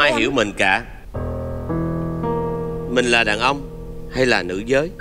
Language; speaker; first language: Vietnamese; native; Vietnamese